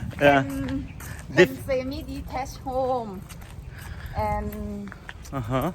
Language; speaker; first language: English; non-native, local second language; Thai